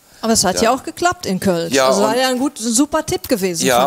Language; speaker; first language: German; native; German